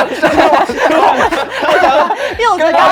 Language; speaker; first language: Chinese; native; Chinese